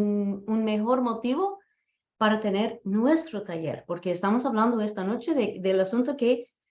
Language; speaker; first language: Spanish; non-native, fluent; English